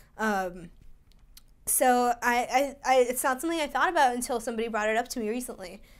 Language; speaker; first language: English; early bilingual, other home language; Russian